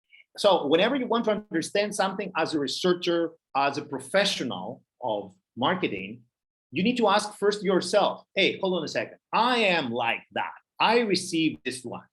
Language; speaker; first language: English; non-native, fluent; Greek